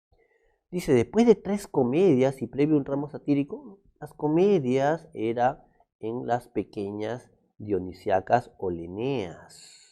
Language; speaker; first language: Spanish; native; Spanish